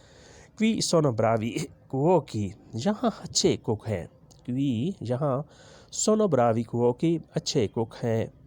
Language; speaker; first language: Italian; non-native, learner; Urdu